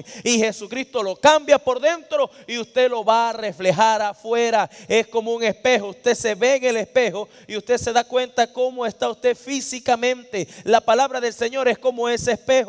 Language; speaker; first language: Spanish; native; Spanish